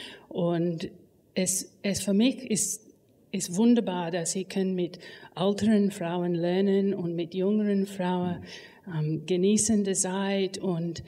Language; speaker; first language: German; non-native, learner; English